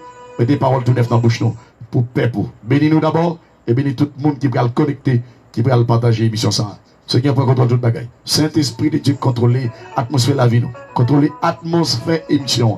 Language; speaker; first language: French; non-native, local second language; Haitian Creole